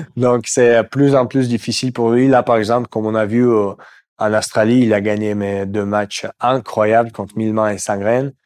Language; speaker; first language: French; non-native, fluent; Russian